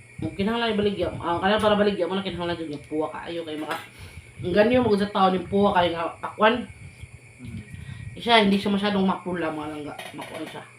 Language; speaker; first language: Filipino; non-native, local second language; Cebuano